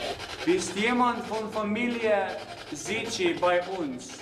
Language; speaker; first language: German; non-native, learner; Slovenian